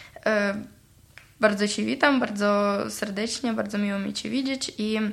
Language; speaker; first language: Polish; non-native, learner; Ukrainian